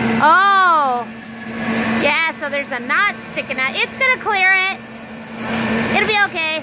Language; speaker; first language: English; native; English